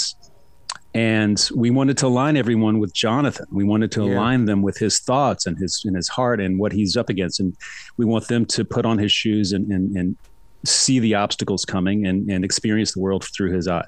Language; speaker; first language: English; native; English